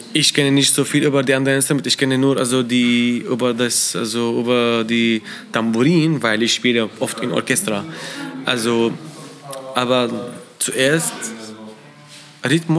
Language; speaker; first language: German; non-native, learner; Arabic